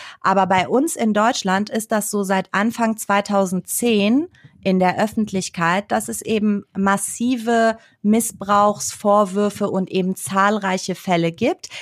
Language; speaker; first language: German; early bilingual, other home language; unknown